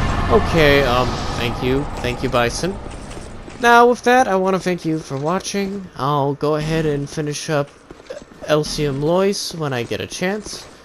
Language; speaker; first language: English; native; English